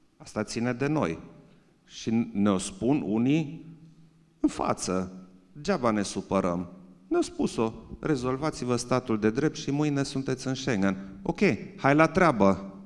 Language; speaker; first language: Romanian; non-native, local second language; German